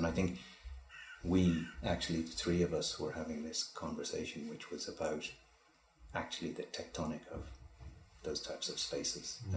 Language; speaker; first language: English; native; English